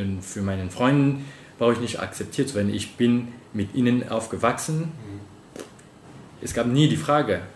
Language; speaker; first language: German; non-native, fluent; French